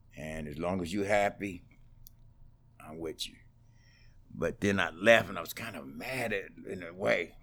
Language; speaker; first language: English; native; English